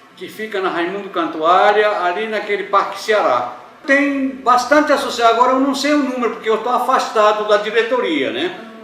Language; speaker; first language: Portuguese; early bilingual, other home language; Japanese